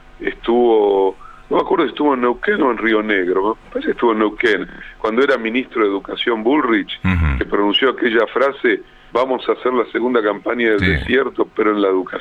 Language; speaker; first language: Spanish; native; Spanish